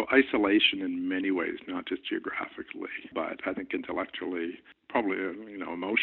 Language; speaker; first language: English; native; English